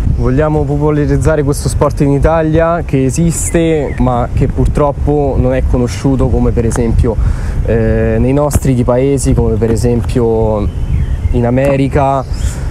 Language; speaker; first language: Italian; early bilingual, other home language; Russian